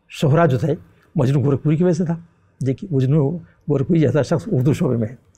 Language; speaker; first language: Urdu; native; Urdu